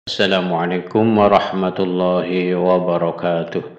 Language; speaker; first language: Indonesian; native; Indonesian